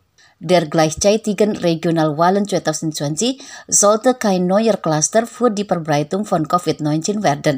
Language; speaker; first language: German; non-native, fluent; Indonesian